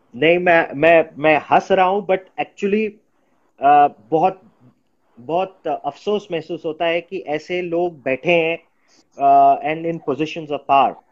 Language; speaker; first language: Hindi; non-native, local second language; Gujarati